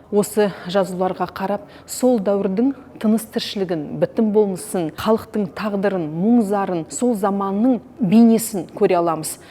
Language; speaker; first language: Kazakh; native; Kazakh